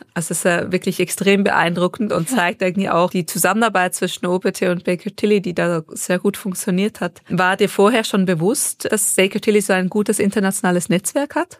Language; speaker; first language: German; native; German